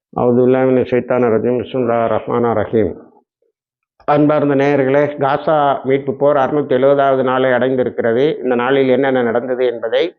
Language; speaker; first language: Tamil; native; Tamil